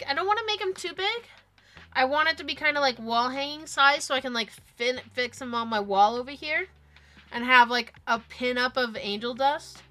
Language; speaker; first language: English; native; English